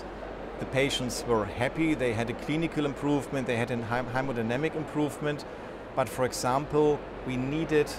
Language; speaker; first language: English; non-native, fluent; German